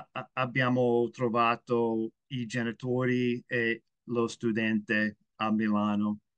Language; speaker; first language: Italian; non-native, learner; English